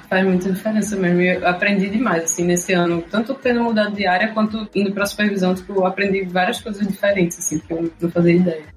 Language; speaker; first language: Portuguese; native; Portuguese